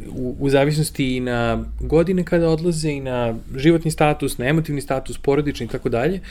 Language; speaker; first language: Serbian; native; Serbian